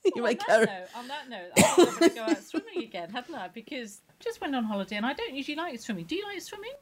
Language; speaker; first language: English; native; English